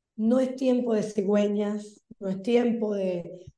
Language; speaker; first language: Spanish; native; Spanish